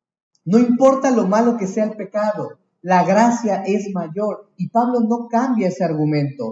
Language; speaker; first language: Spanish; native; Spanish